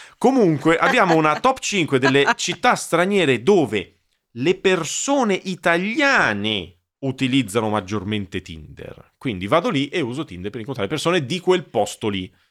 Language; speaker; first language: Italian; native; Italian